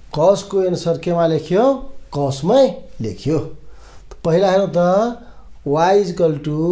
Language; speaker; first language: Nepali; non-native, local second language; Maithili